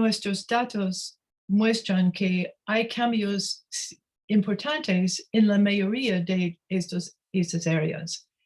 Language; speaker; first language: Spanish; non-native, learner; English